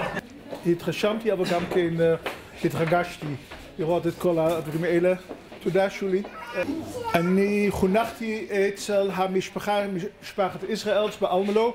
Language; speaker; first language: Hebrew; non-native, fluent; Dutch